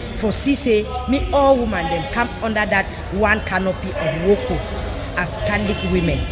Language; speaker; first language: Nigerian Pidgin; native; Nigerian Pidgin